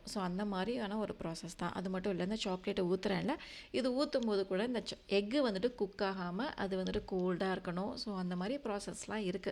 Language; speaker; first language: Tamil; native; Tamil